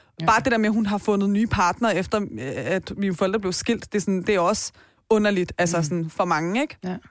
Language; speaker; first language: Danish; early bilingual, other home language; Persian